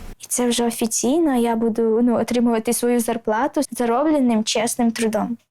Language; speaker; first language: Ukrainian; non-native, local second language; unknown